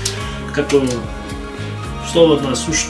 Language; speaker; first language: Macedonian; early bilingual, heritage; Macedonian